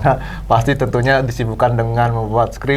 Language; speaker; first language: Indonesian; non-native, local second language; Balinese